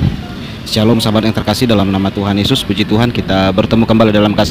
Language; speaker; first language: Indonesian; native; Indonesian